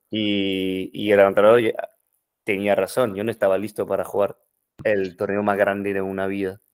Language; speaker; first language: Spanish; non-native, fluent; French